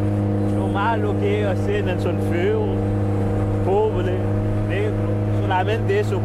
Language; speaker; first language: Spanish; non-native, fluent; Haitian Creole